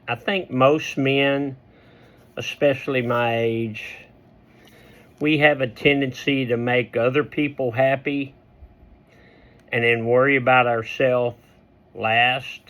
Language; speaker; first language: English; native; English